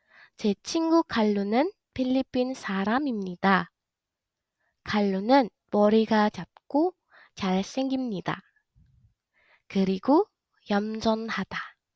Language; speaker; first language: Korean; non-native, fluent; Indonesian